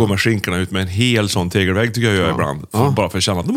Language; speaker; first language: Swedish; native; Swedish